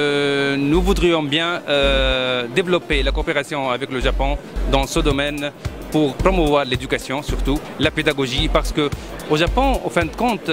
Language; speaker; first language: French; non-native, local second language; Arabic